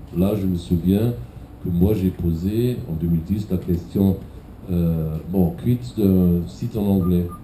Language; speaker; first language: French; non-native, fluent; German